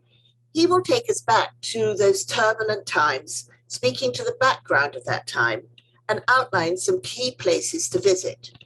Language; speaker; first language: English; native; English